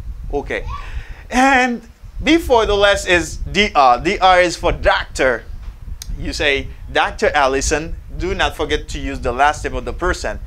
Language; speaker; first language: English; non-native, fluent; Haitian Creole